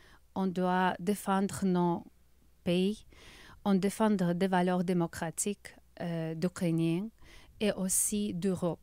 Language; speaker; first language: French; non-native, learner; Ukrainian